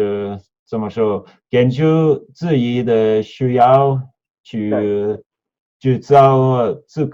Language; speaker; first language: Chinese; non-native, learner; Norwegian